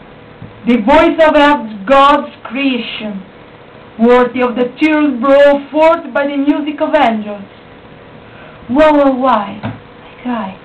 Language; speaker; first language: English; non-native, learner; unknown